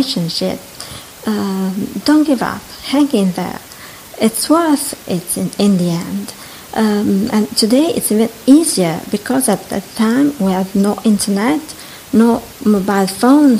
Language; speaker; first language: English; non-native, fluent; Italian